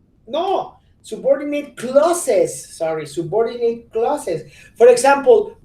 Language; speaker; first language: English; non-native, fluent; Spanish